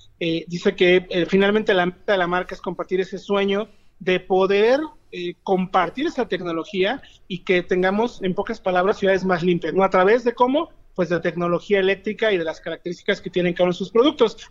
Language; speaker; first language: Spanish; native; Spanish